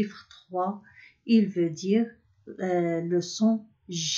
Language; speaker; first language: French; non-native, local second language; Arabic